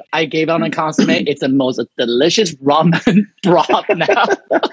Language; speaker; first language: English; non-native, fluent; Chinese